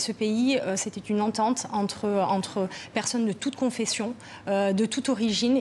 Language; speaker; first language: French; native; French